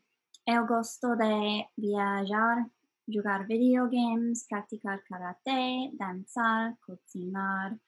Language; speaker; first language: Portuguese; non-native, learner; English